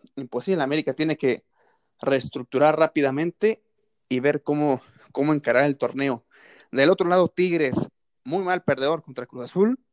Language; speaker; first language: Spanish; native; Spanish